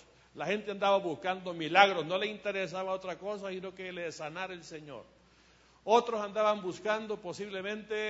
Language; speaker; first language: Spanish; native; Spanish